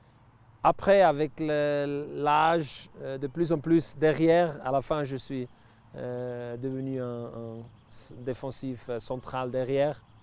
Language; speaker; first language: French; non-native, local second language; Italian